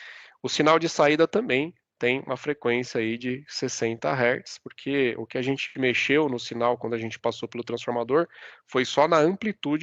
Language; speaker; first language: Portuguese; native; Portuguese